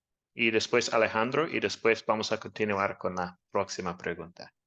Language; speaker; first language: Spanish; non-native, fluent; English